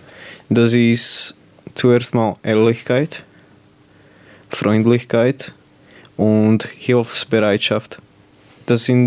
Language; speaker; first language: German; non-native, local second language; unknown